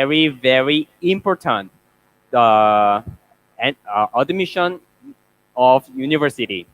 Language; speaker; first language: English; non-native, learner; Korean